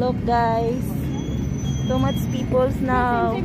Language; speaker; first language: English; non-native, local second language; Filipino